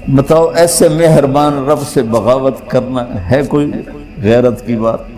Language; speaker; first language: Urdu; non-native, local second language; Punjabi